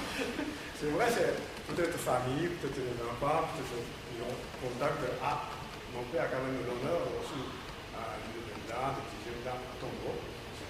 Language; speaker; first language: French; non-native, learner; Japanese